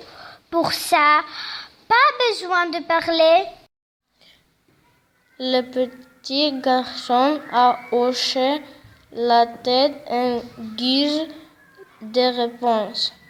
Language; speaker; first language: French; non-native, learner; Greek